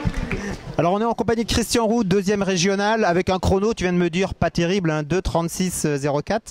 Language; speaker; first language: French; native; French